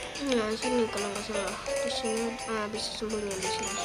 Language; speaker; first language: Indonesian; native; Indonesian